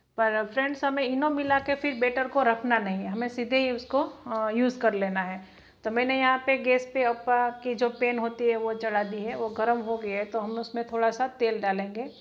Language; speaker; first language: Hindi; non-native, local second language; Gujarati